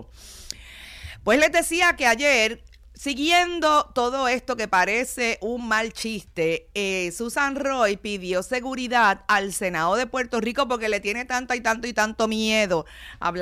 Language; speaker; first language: Spanish; native; Spanish